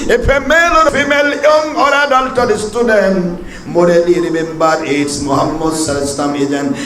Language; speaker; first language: English; non-native, local second language; Bangla